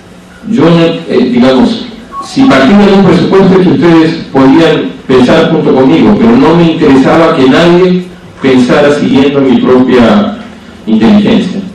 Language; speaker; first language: Spanish; native; Spanish